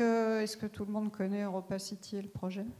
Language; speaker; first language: French; native; French